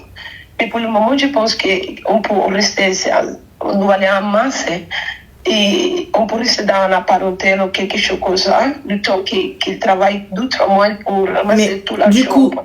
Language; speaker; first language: French; non-native, fluent; Spanish